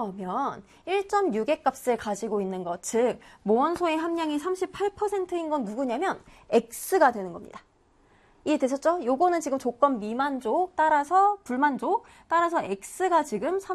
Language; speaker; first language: Korean; native; Korean